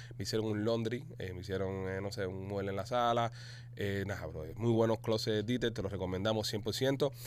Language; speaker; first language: Spanish; native; Spanish